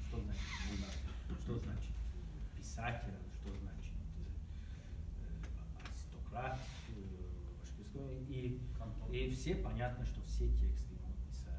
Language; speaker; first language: Russian; non-native, learner; Hungarian